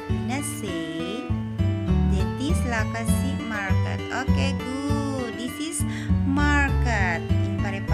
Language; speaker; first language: English; non-native, learner; Indonesian